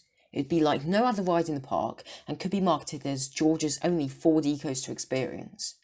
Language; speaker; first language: English; native; English